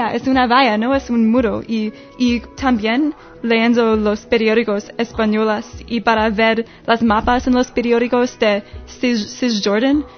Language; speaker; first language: Spanish; non-native, learner; English